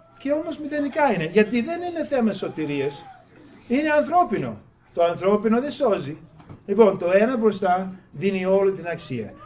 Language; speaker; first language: Greek; non-native, fluent; English